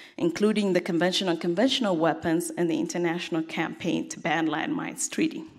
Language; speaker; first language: English; non-native, fluent; Tigrinya